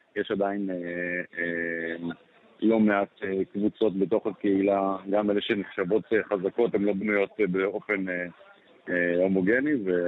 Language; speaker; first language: Hebrew; native; Hebrew